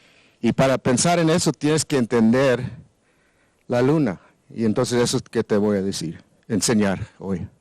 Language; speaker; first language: Spanish; non-native, learner; English